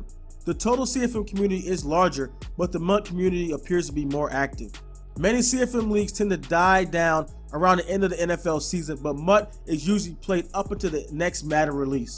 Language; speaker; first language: English; native; English